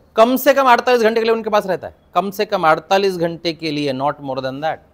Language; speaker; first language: Hindi; non-native, local second language; Marathi